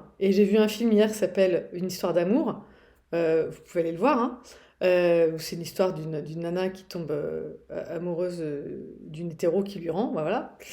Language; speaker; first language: French; native; French